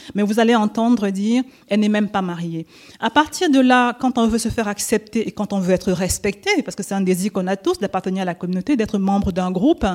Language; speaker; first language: French; native; French